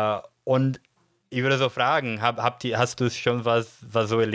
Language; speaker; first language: German; non-native, fluent; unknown